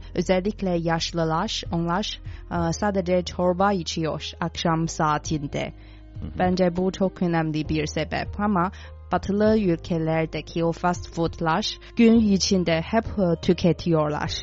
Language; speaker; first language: Turkish; non-native, fluent; Chinese